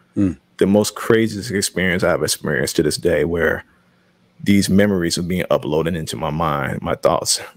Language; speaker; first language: English; native; English